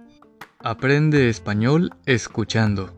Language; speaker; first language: Spanish; non-native, fluent; Japanese